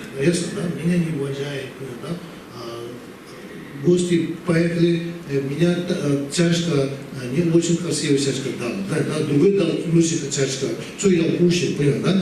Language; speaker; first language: Russian; non-native, learner; Tibetan